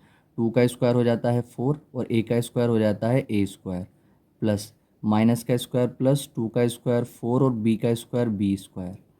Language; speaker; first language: Hindi; native; Hindi